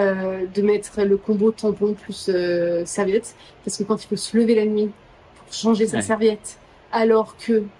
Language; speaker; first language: French; native; French